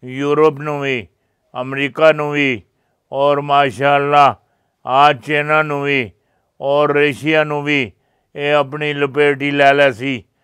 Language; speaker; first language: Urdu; non-native, local second language; Punjabi